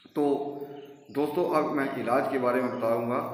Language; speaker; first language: Hindi; native; Hindi